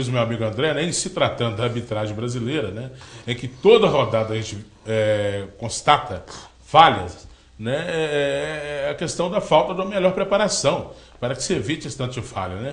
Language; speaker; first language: Portuguese; native; Portuguese